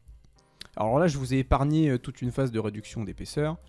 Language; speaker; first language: French; native; French